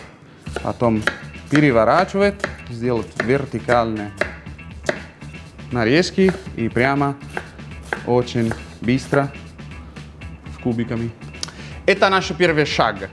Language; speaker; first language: Russian; non-native, fluent; Italian